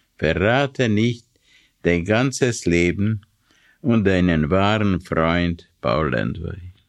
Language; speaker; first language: German; non-native, fluent; Hungarian